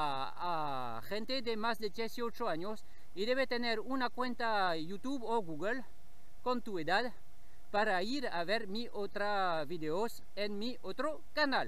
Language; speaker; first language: Spanish; non-native, learner; French